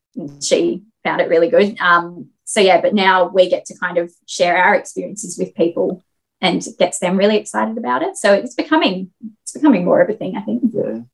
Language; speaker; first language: English; native; English